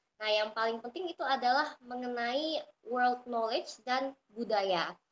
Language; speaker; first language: Indonesian; native; Indonesian